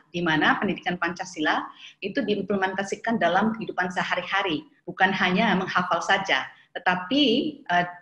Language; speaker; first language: Indonesian; non-native, local second language; Javanese